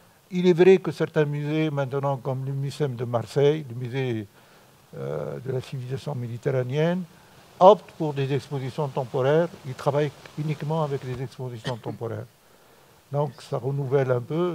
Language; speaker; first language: French; non-native, local second language; Arabic